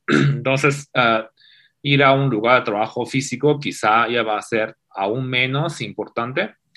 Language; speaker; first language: Spanish; non-native, fluent; Chinese